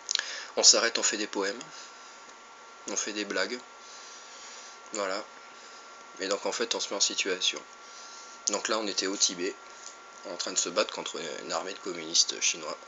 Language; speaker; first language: French; native; French